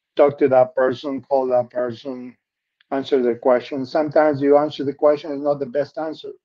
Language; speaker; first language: English; non-native, fluent; Spanish